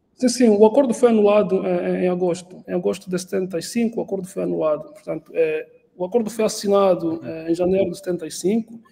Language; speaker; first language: Portuguese; native; Portuguese